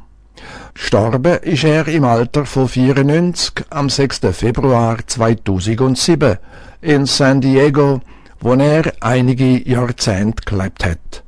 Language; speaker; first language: German; native; German